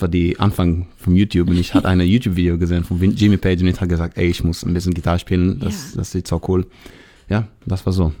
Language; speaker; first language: German; non-native, learner; Hebrew